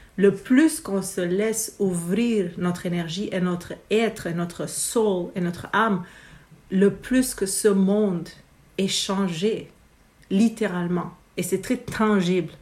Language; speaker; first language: French; non-native, fluent; Romanian